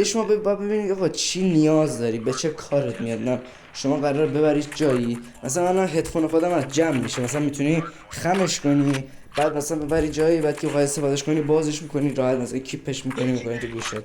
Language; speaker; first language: Persian; native; Persian